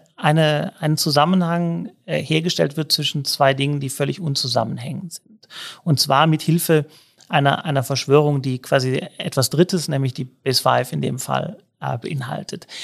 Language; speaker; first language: German; native; German